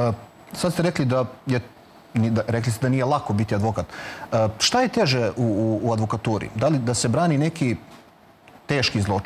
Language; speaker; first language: Serbian; native; Serbian